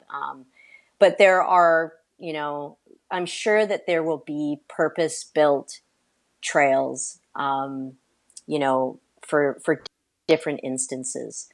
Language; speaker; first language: English; native; English